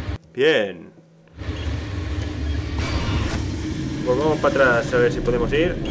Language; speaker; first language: Spanish; native; Spanish